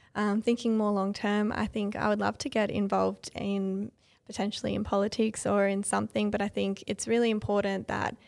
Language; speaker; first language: English; native; English